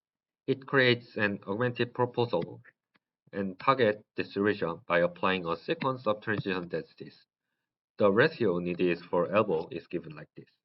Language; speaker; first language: English; non-native, learner; Korean